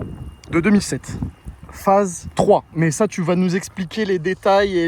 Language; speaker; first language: French; native; French